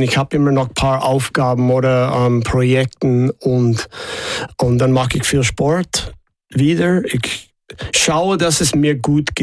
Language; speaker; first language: German; non-native, fluent; English